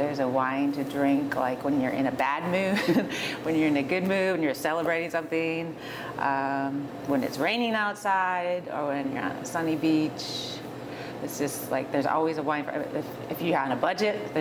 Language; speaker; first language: English; native; English